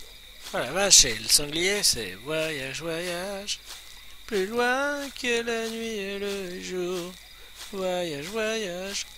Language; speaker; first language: French; native; French